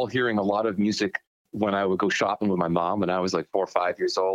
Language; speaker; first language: English; native; English